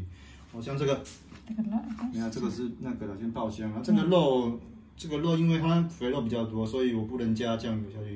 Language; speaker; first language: Chinese; native; Chinese